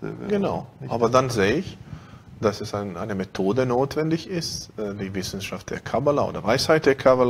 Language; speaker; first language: German; non-native, fluent; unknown